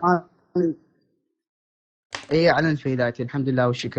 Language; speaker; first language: Arabic; native; Arabic